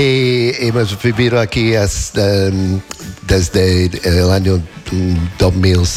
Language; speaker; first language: Spanish; non-native, fluent; English